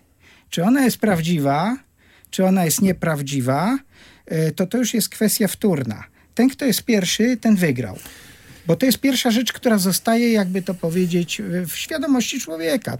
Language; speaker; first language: Polish; native; Polish